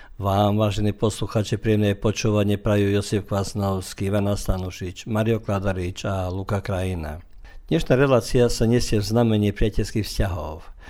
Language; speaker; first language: Slovak; early bilingual, heritage; Slovak